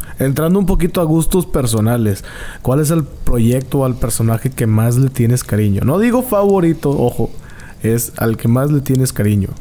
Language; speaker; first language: Spanish; native; Spanish